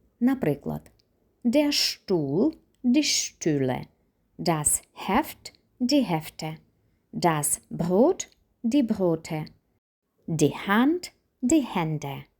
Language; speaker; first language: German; non-native, fluent; Ukrainian